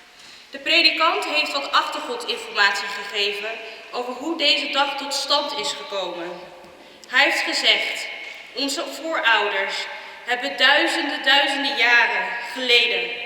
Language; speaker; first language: Dutch; early bilingual, other home language; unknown